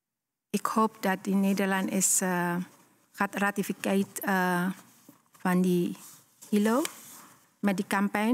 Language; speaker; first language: Dutch; non-native, learner; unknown